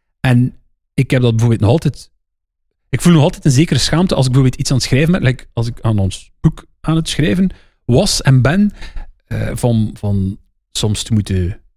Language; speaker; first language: Dutch; non-native, local second language; French